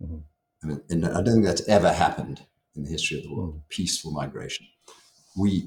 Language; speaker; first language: English; native; English